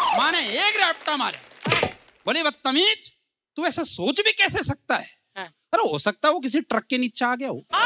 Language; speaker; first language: Hindi; native; Hindi